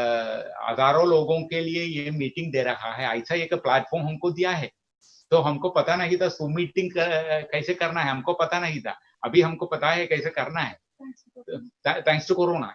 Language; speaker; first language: Hindi; non-native, local second language; Malayalam